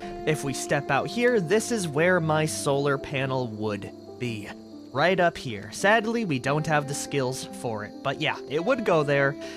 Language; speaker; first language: English; native; English